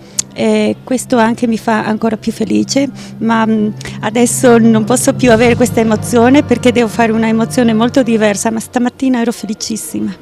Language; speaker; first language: Italian; non-native, fluent; Spanish